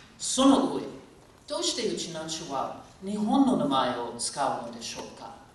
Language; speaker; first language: Japanese; non-native, fluent; English